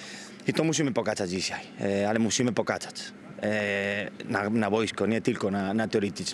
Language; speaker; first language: Polish; non-native, learner; Spanish